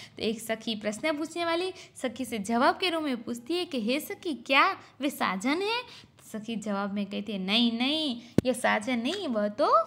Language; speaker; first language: Hindi; non-native, local second language; Gujarati